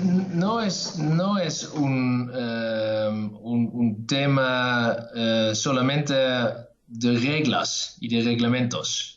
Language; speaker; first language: Spanish; non-native, fluent; Dutch